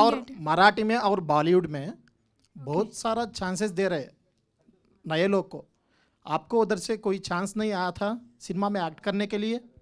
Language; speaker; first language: Hindi; non-native, local second language; Telugu